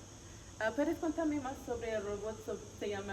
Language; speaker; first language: Spanish; non-native, learner; English